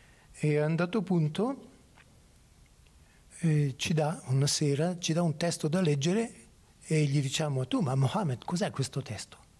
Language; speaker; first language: Italian; native; Italian